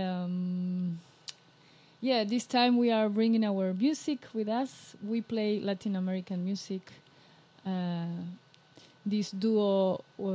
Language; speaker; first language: English; non-native, fluent; Spanish